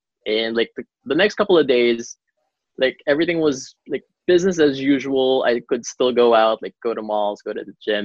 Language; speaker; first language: English; non-native, local second language; Cebuano